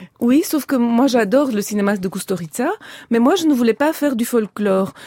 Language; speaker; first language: French; early bilingual, other home language; Romanian